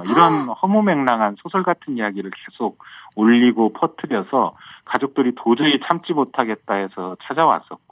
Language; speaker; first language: Korean; native; Korean